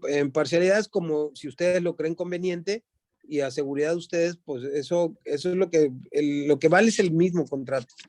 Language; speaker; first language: Spanish; native; Spanish